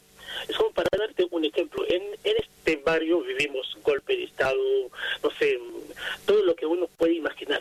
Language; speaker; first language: Spanish; non-native, fluent; Haitian Creole